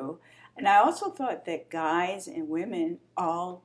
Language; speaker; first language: English; native; English